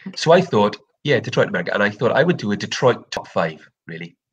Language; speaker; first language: English; native; English